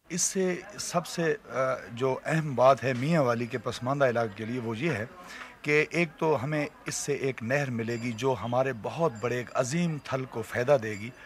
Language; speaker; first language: Urdu; non-native, local second language; Punjabi